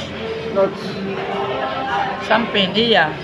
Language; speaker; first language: Japanese; non-native, learner; Filipino